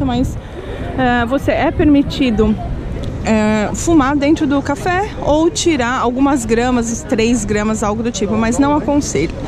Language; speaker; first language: Portuguese; native; Portuguese